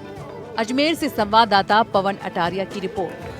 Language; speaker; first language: Hindi; native; Hindi